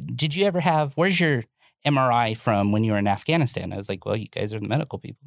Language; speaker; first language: English; native; English